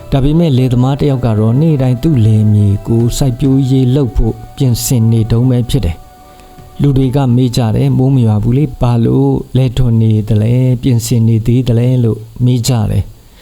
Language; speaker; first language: Burmese; non-native, local second language; S'gaw Karen